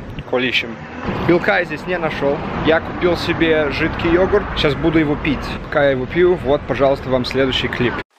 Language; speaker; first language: Russian; early bilingual, heritage; Russian